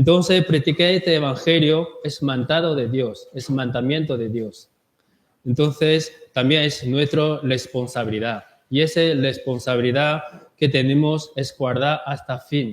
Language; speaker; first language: Spanish; non-native, learner; Korean